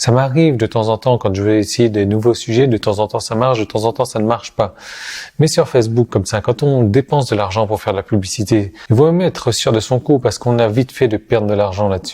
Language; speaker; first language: French; native; French